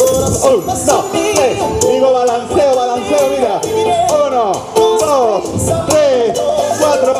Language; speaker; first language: Spanish; native; Spanish